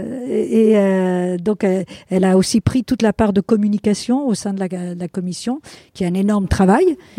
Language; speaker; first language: French; non-native, fluent; Spanish